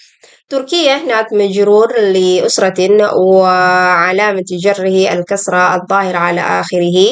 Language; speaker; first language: Arabic; non-native, fluent; Indonesian